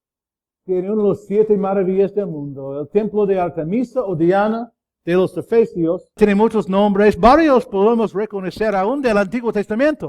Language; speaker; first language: Spanish; non-native, fluent; English